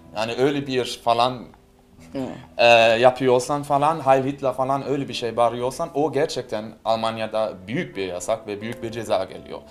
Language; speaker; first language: Turkish; non-native, learner; German